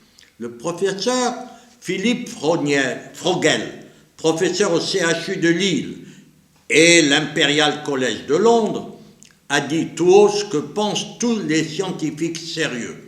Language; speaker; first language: French; native; French